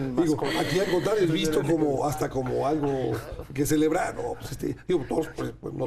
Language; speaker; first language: Spanish; native; Spanish